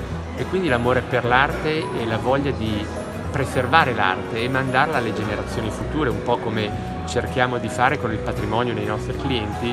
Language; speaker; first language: Italian; native; Italian